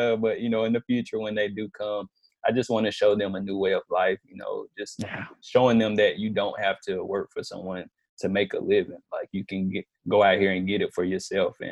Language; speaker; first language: English; native; English